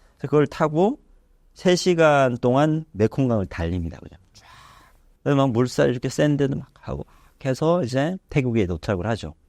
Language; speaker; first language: Korean; native; Korean